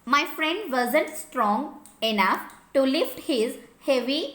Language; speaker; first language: English; non-native, local second language; Telugu